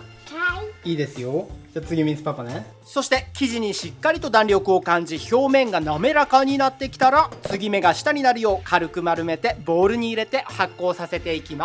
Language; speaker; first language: Japanese; native; Japanese